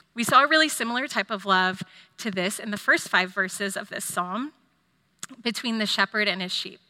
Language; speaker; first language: English; native; English